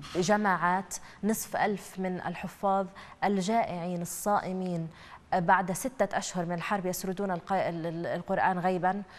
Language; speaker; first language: Arabic; native; Arabic